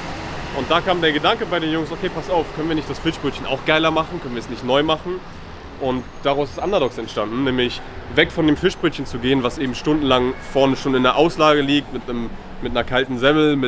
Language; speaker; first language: German; native; German